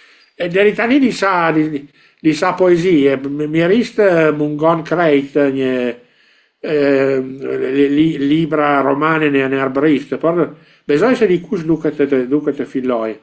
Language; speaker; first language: Albanian; non-native, learner; Italian